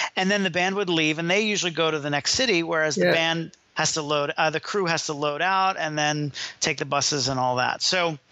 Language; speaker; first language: English; native; English